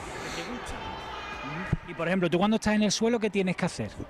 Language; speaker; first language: Spanish; native; Spanish